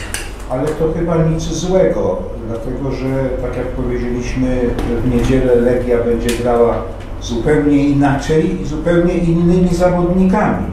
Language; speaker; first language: Polish; native; Polish